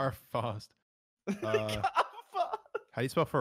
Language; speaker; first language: English; native; English